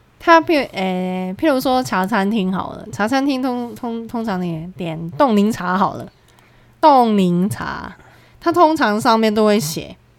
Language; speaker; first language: Chinese; non-native, local second language; Cantonese